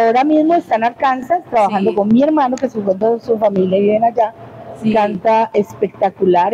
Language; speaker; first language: Spanish; native; Spanish